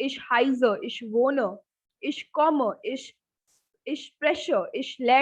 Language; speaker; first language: German; non-native, fluent; Hindi